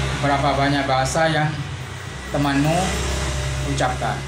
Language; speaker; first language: Indonesian; non-native, local second language; Madurese